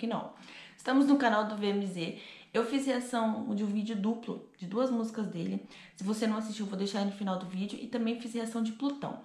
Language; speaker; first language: Portuguese; native; Portuguese